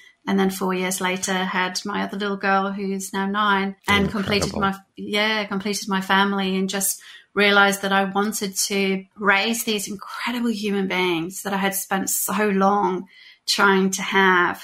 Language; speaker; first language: English; native; English